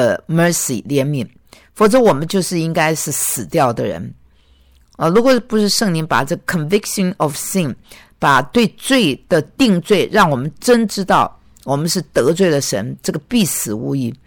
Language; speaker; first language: Chinese; native; Chinese